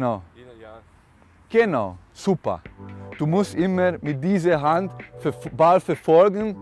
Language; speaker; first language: German; non-native, learner; Hungarian